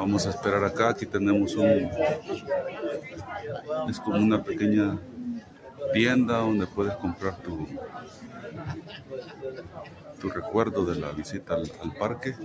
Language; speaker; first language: Spanish; native; Spanish